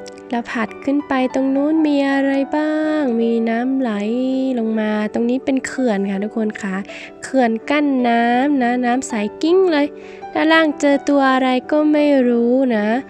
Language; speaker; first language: Thai; native; Thai